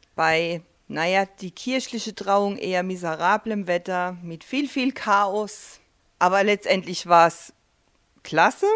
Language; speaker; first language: German; native; German